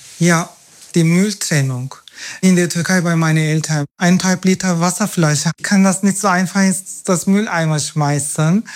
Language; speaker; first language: German; non-native, fluent; Turkish